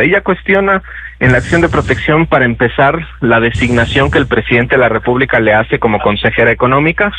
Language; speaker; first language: Spanish; native; Spanish